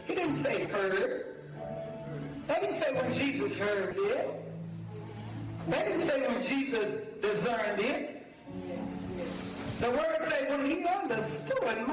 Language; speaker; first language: English; native; English